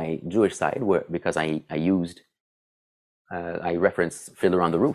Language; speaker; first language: English; non-native, fluent; French